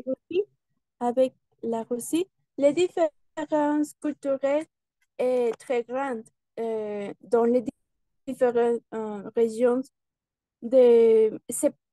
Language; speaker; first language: French; non-native, learner; Spanish